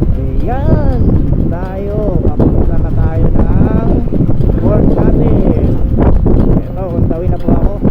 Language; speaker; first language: Filipino; native; Filipino